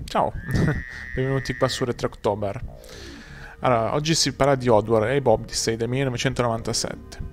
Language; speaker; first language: Italian; native; Italian